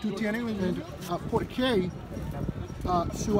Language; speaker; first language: Spanish; non-native, learner; English